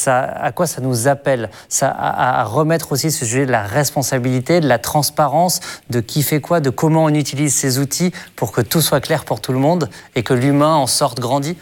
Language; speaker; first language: French; native; French